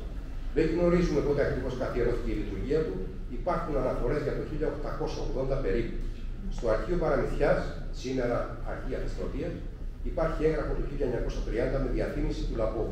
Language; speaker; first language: Greek; native; Greek